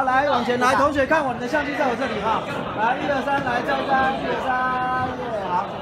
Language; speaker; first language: Chinese; native; Chinese